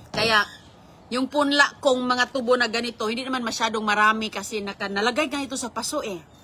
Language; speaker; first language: Filipino; non-native, local second language; Cebuano